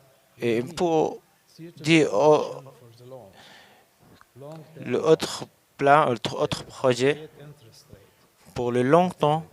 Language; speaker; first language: French; non-native, learner; Arabic